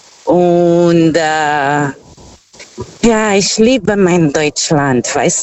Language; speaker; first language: German; non-native, fluent; Portuguese